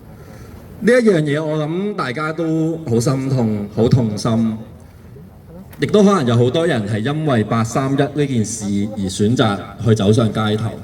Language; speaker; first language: Cantonese; native; Cantonese